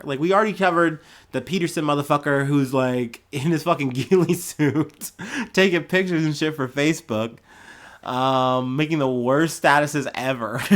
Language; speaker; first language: English; native; English